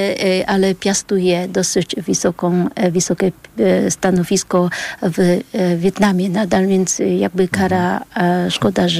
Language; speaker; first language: Polish; early bilingual, other home language; Vietnamese